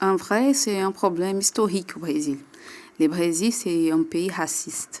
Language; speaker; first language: French; non-native, learner; Portuguese